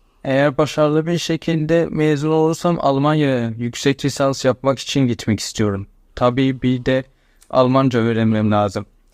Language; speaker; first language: Turkish; non-native, fluent; Persian